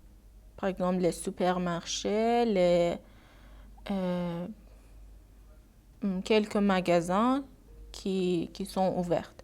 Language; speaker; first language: French; non-native, learner; Persian